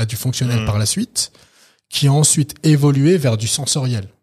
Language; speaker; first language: French; native; French